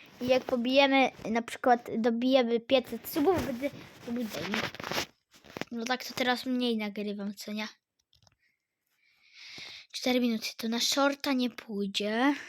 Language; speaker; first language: Polish; native; Polish